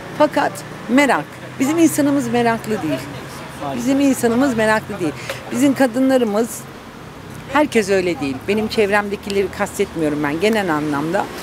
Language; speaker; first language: Turkish; native; Turkish